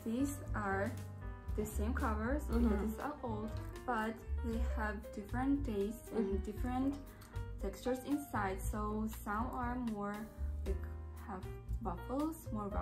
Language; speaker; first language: English; non-native, learner; Russian